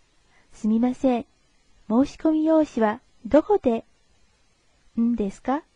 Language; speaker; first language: Japanese; non-native, fluent; Chinese